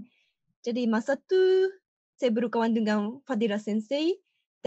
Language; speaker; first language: Indonesian; non-native, learner; Japanese